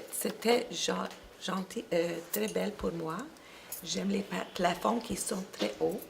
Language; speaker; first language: French; non-native, local second language; English